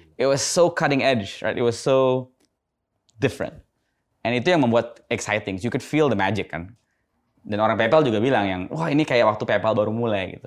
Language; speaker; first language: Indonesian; native; Indonesian